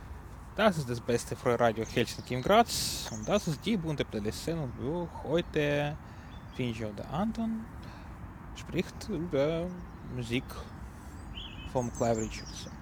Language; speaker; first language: German; non-native, learner; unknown